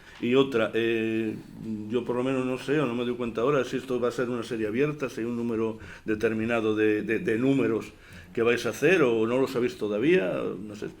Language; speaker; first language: Spanish; native; Spanish